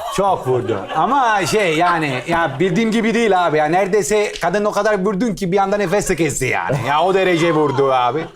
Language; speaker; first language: Turkish; non-native, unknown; Italian